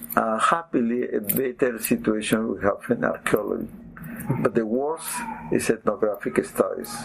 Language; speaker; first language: English; non-native, fluent; Spanish